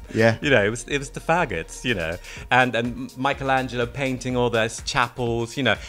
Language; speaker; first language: English; non-native, fluent; Swedish